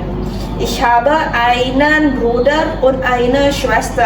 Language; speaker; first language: German; non-native, fluent; Indonesian